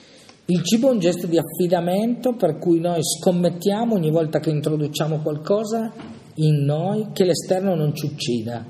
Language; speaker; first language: Italian; native; Italian